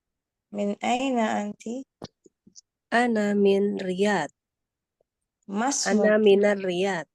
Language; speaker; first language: Arabic; non-native, learner; Indonesian